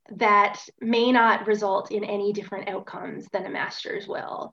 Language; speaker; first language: English; native; English